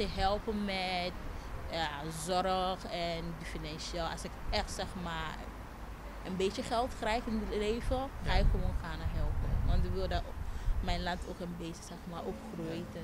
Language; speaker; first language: Dutch; non-native, fluent; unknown